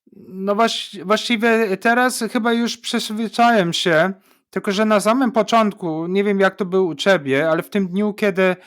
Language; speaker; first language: Polish; non-native, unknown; German